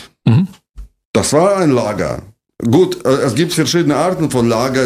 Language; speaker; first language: German; non-native, fluent; Russian